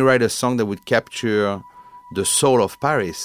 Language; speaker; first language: English; non-native, fluent; French